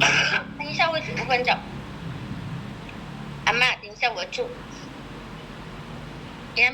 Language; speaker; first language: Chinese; non-native, learner; Indonesian